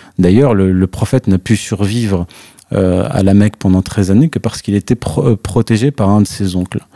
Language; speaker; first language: French; early bilingual, other home language; Arabic